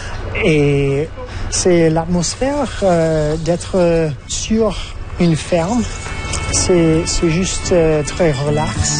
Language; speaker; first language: French; non-native, fluent; English